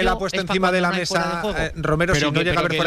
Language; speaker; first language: Spanish; native; Spanish